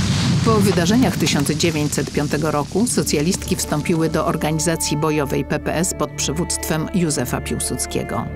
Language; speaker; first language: Polish; native; Polish